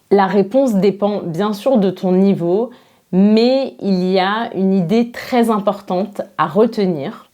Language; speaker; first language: French; native; French